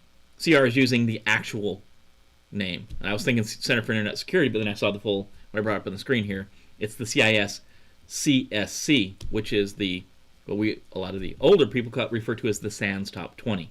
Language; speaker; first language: English; native; English